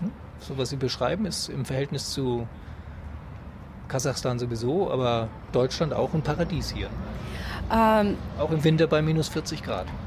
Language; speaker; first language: German; native; German